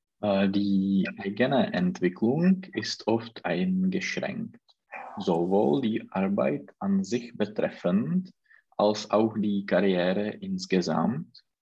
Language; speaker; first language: German; non-native, learner; Czech